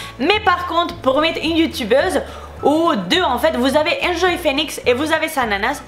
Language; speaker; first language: French; non-native, fluent; Spanish